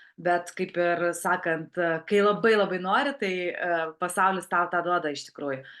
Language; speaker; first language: Lithuanian; native; Lithuanian